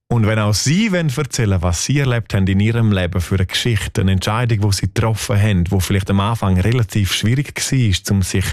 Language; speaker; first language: German; native; German